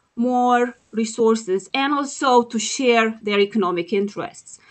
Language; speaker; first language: English; non-native, fluent; Romanian